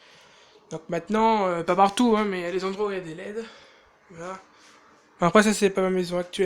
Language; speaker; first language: French; native; French